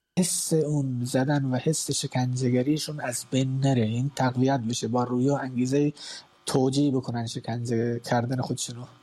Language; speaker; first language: Persian; non-native, local second language; Baluchi